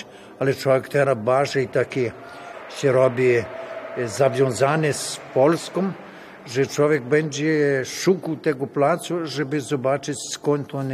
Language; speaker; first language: Polish; early bilingual, heritage; Polish